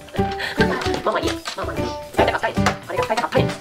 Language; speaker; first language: Japanese; native; Japanese